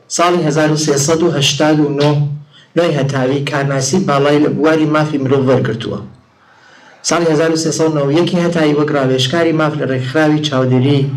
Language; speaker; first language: Central Kurdish; native; Central Kurdish